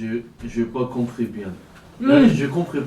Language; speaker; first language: French; non-native, learner; Kurdish